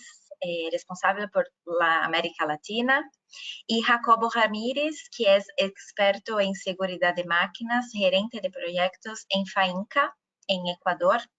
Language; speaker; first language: Spanish; non-native, fluent; Portuguese